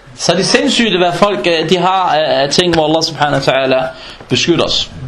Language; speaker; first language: Danish; non-native, fluent; Arabic